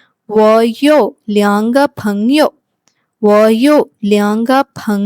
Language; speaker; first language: Chinese; non-native, fluent; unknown